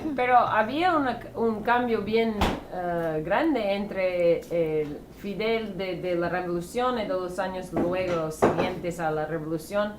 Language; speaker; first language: Spanish; non-native, fluent; English